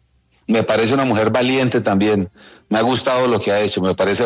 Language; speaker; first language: Spanish; native; Spanish